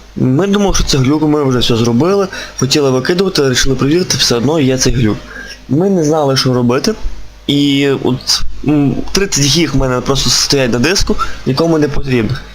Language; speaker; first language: Ukrainian; native; Ukrainian